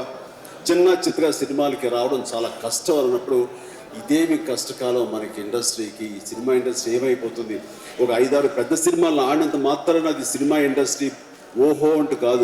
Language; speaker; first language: Telugu; native; Telugu